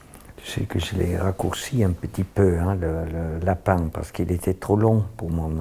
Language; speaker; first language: French; non-native, fluent; Dutch